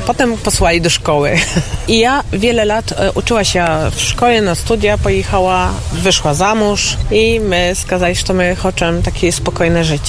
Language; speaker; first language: Polish; non-native, local second language; Ukrainian